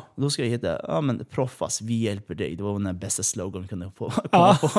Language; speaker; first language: Swedish; early bilingual, other home language; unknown